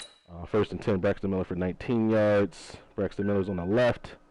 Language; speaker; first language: English; native; English